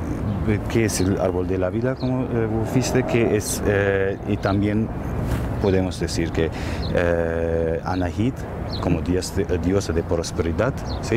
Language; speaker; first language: Spanish; non-native, learner; Armenian